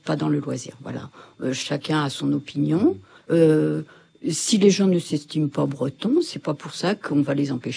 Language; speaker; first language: French; native; French